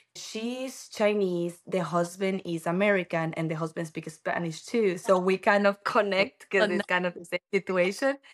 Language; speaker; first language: English; non-native, learner; Spanish